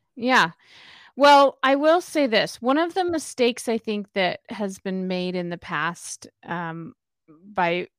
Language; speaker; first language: English; native; English